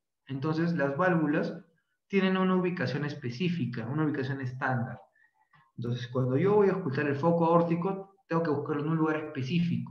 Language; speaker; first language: Spanish; native; Spanish